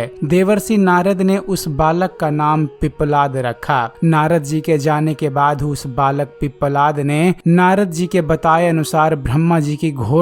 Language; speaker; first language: Hindi; native; Hindi